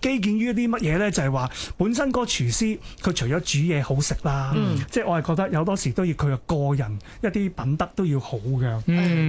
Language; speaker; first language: Cantonese; native; Cantonese